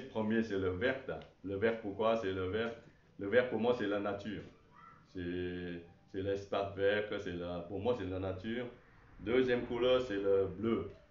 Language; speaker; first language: French; non-native, learner; Chinese